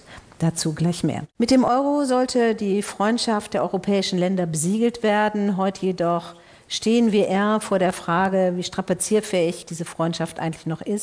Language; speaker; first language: German; native; German